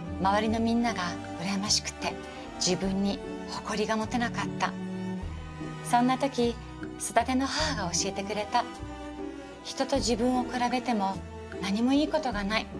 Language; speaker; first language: Japanese; early bilingual, other home language; Persian